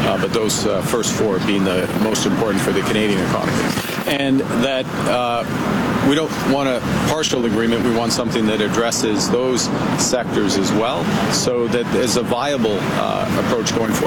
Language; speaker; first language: English; native; English